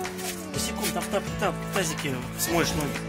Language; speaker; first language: Russian; native; Russian